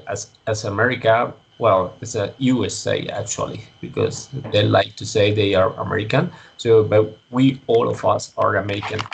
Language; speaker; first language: English; non-native, learner; Spanish